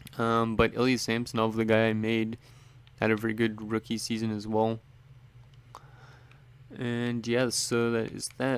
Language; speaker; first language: English; native; English